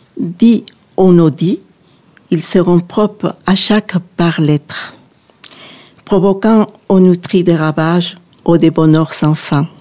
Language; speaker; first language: French; non-native, fluent; Spanish